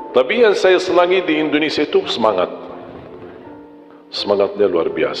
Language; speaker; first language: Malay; non-native, fluent; Arabic